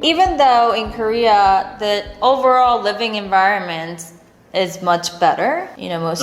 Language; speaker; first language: English; non-native, fluent; Korean